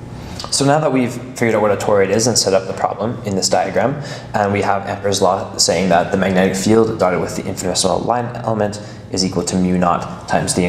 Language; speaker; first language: English; native; English